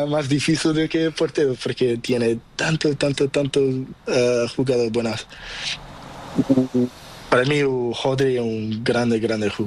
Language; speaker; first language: Spanish; non-native, learner; Portuguese